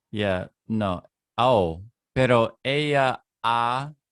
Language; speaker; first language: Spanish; non-native, learner; English